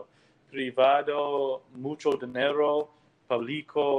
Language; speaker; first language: Spanish; non-native, learner; English